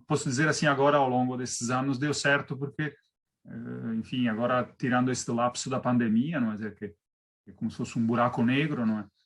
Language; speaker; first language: Portuguese; non-native, fluent; Italian